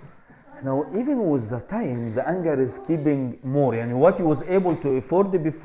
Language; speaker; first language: English; non-native, fluent; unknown